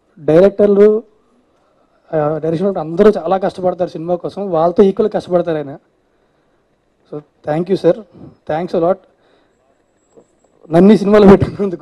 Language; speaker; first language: Telugu; native; Telugu